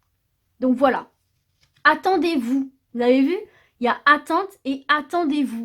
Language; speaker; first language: French; native; French